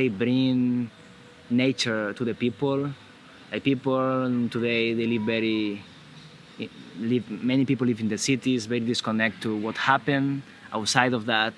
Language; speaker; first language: English; non-native, fluent; Spanish